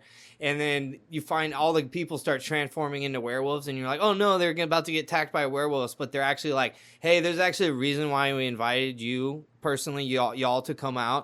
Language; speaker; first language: English; native; English